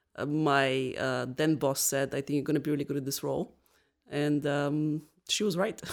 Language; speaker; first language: English; non-native, fluent; Bulgarian